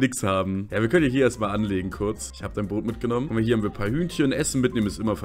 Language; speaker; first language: German; native; German